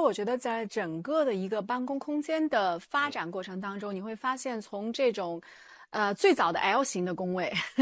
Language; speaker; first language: Chinese; native; Chinese